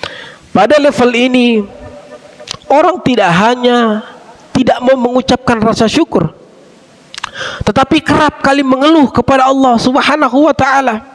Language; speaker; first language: Indonesian; native; Indonesian